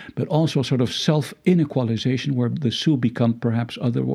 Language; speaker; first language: English; early bilingual, other home language; Spanish